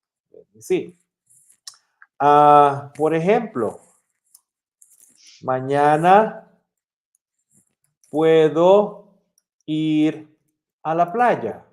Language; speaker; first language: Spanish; non-native, fluent; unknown